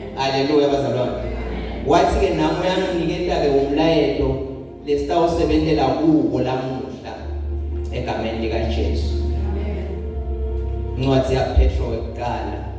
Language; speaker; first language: Zulu; non-native, local second language; Swati